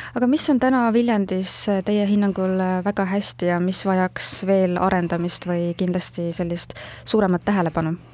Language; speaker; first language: Estonian; native; Estonian